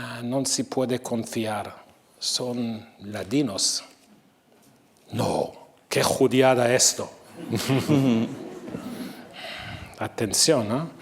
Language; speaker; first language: Spanish; non-native, fluent; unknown